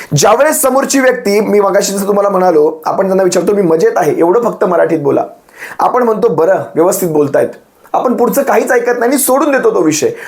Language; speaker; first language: Marathi; native; Marathi